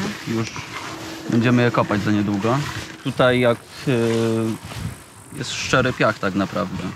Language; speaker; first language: Polish; native; Polish